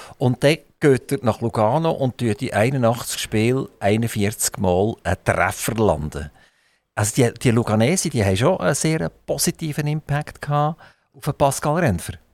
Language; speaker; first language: German; native; German